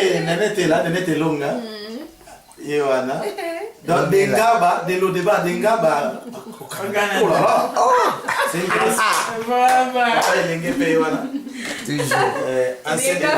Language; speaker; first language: French; non-native, local second language; Lingala